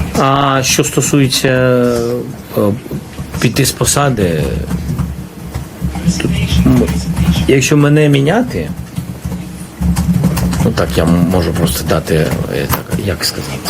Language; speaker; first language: Ukrainian; non-native, local second language; Russian